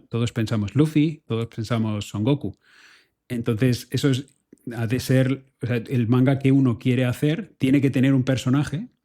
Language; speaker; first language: Spanish; native; Spanish